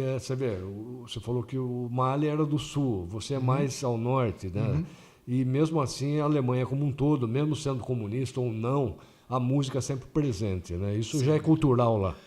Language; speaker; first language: Portuguese; native; Portuguese